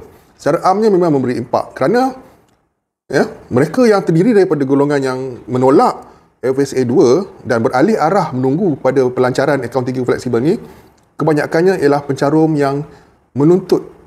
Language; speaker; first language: Malay; native; Malay